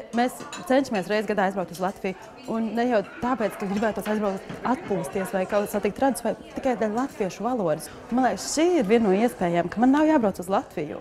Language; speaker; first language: Latvian; native; Latvian